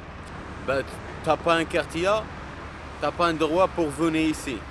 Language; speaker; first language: French; non-native, local second language; Arabic